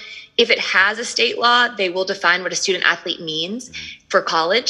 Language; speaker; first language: English; native; English